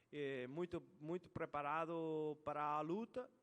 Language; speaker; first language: Portuguese; non-native, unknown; English